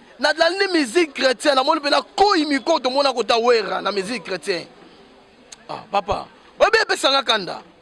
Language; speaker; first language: Lingala; native; Lingala